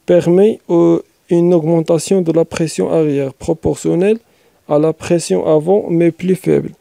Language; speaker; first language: French; non-native, local second language; Arabic